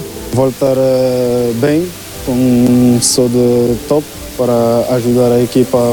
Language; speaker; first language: Portuguese; non-native, fluent; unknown